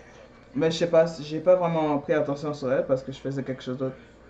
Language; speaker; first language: French; native; French